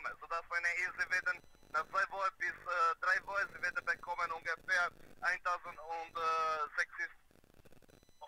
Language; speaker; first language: German; non-native, learner; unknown